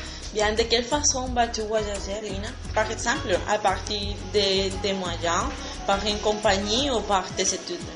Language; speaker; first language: French; non-native, learner; Spanish